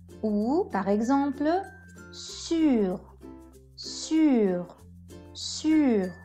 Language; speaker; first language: French; non-native, fluent; Spanish